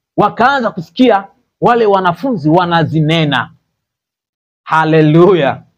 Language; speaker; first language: Swahili; native; Swahili